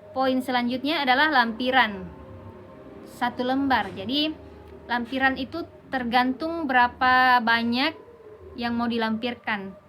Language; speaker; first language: Indonesian; native; Indonesian